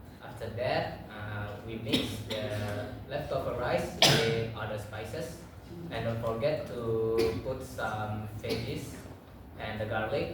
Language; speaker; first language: English; non-native, learner; Indonesian